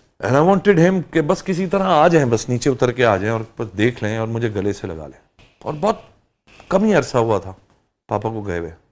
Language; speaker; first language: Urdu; early bilingual, heritage; Urdu